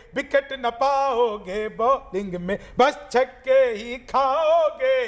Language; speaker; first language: Hindi; native; Hindi